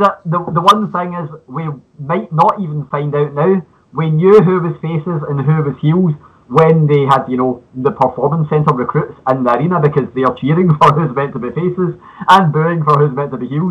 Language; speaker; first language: English; native; English